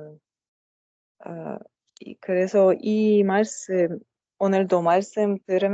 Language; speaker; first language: Korean; non-native, learner; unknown